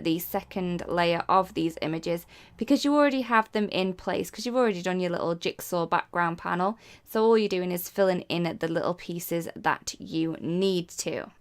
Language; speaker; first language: English; native; English